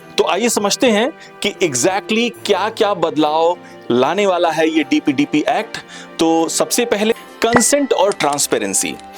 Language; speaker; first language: Hindi; native; Hindi